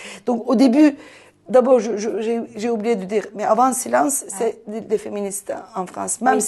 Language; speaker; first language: French; non-native, fluent; Turkish